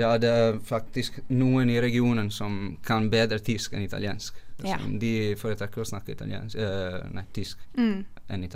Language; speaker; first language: Norwegian; non-native, fluent; Italian